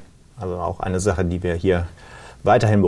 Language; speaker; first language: German; native; German